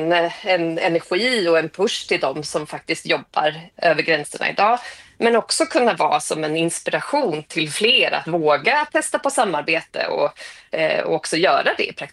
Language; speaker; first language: Swedish; native; Swedish